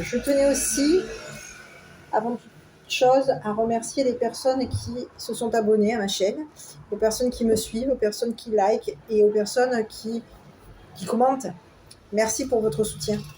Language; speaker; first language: French; native; French